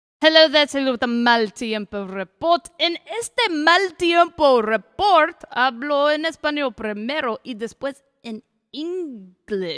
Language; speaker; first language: Spanish; non-native, learner; English